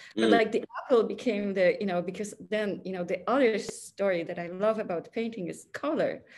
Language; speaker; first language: English; non-native, fluent; Polish